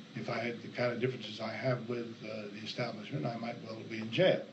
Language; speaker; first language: English; native; English